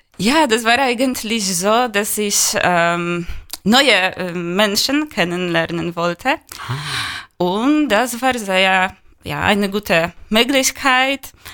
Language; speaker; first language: German; non-native, learner; Polish